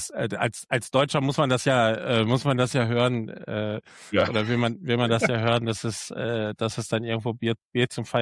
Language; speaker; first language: German; native; German